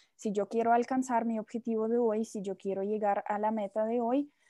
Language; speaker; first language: Spanish; non-native, fluent; Russian